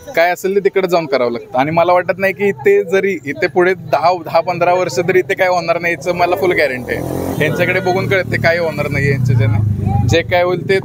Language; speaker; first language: Marathi; native; Marathi